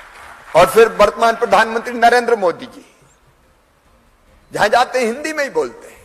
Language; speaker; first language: Hindi; native; Hindi